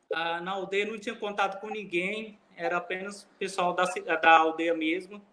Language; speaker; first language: Portuguese; non-native, local second language; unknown